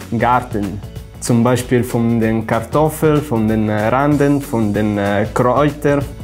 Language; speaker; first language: German; non-native, local second language; Italian